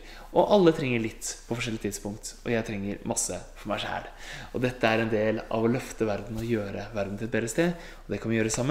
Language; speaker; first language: Norwegian; native; Norwegian